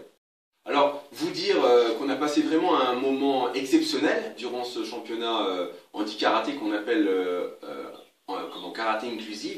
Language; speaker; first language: French; native; French